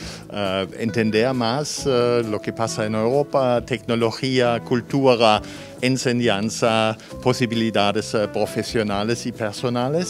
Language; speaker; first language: Spanish; non-native, fluent; German